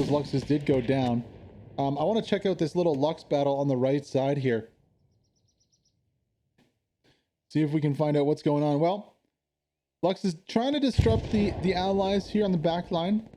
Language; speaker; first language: English; native; English